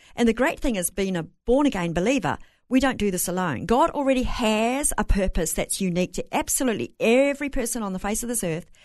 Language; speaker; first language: English; native; English